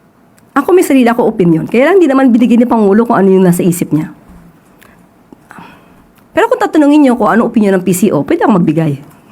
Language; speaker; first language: Filipino; native; Filipino